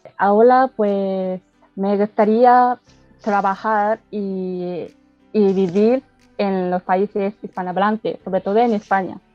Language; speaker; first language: Spanish; non-native, fluent; Japanese